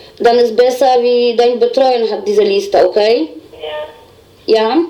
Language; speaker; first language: German; non-native, learner; Polish